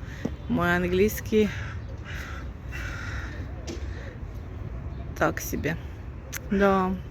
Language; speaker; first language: Russian; non-native, fluent; Azerbaijani